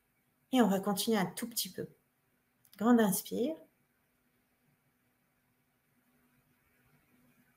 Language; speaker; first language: French; native; French